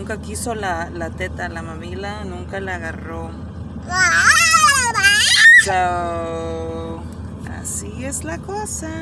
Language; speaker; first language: Spanish; early bilingual, heritage; Spanish